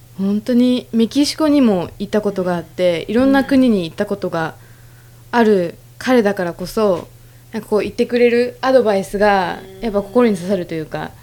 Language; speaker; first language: Japanese; early bilingual, other home language; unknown